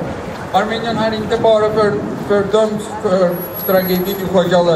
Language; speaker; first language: Swedish; non-native, fluent; Azerbaijani